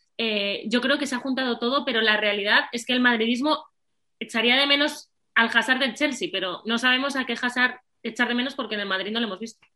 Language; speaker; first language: Spanish; native; Spanish